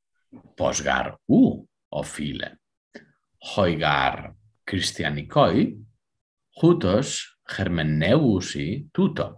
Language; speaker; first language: Greek; non-native, fluent; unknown